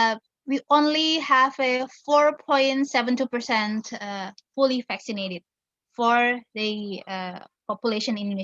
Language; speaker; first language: English; non-native, fluent; Indonesian